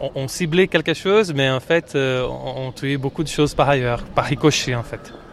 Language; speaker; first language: French; non-native, fluent; Portuguese